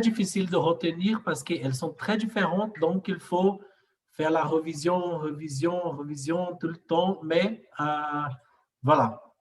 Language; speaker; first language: French; non-native, fluent; Portuguese